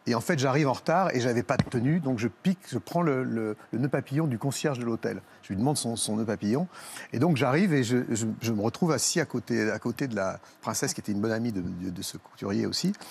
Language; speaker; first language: French; native; French